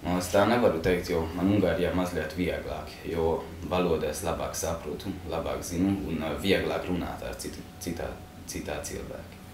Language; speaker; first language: Latvian; non-native, learner; Hungarian